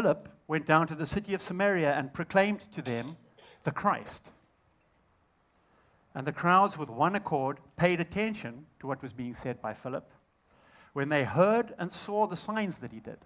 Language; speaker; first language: English; native; English